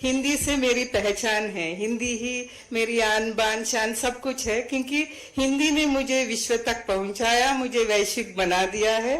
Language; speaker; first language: Hindi; non-native, fluent; Sinhala